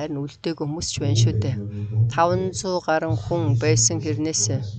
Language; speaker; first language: Mongolian; early bilingual, other home language; Korean